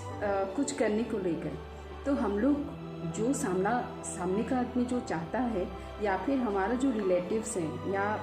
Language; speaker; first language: Hindi; non-native, local second language; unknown